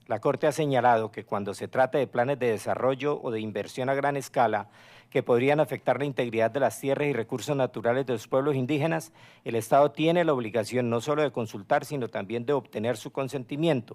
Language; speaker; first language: Spanish; native; Spanish